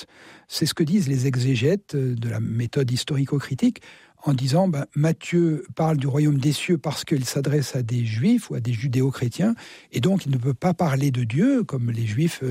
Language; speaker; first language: French; native; French